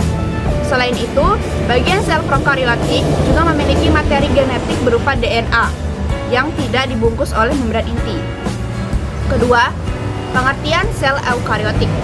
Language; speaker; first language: Indonesian; native; Indonesian